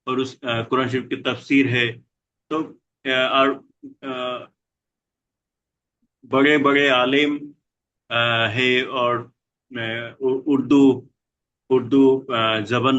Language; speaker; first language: Hindi; non-native, learner; Bangla